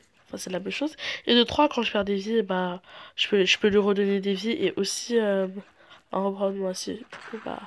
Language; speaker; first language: French; native; French